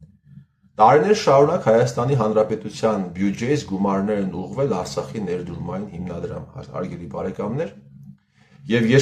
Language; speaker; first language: Armenian; native; Armenian